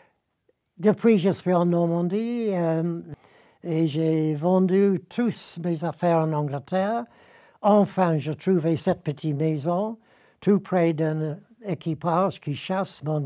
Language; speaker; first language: French; non-native, fluent; English